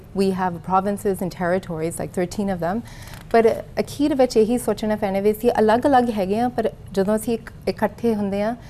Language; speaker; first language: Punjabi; early bilingual, heritage; Punjabi